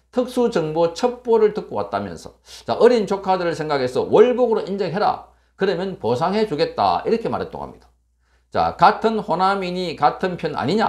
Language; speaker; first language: Korean; native; Korean